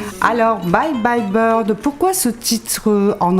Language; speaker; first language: French; native; French